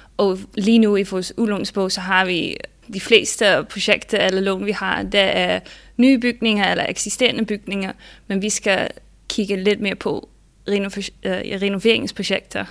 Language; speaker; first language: Danish; non-native, fluent; Dutch